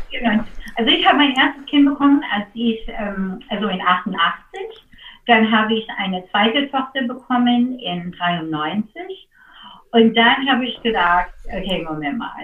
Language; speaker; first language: German; non-native, fluent; English